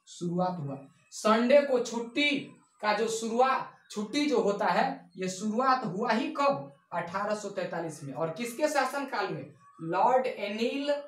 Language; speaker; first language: Hindi; native; Hindi